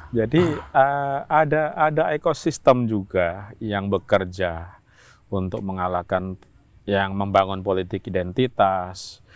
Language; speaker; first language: Indonesian; non-native, local second language; Javanese